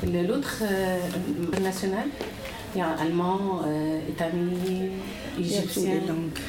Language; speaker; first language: French; non-native, local second language; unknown